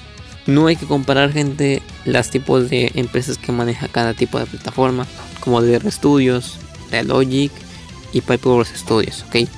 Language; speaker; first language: Spanish; native; Spanish